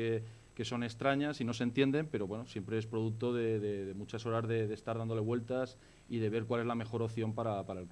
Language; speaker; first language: Spanish; native; Spanish